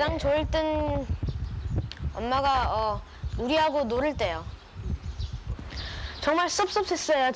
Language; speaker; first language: Korean; early bilingual, heritage; Korean